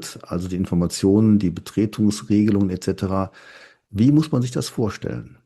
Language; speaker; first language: German; native; German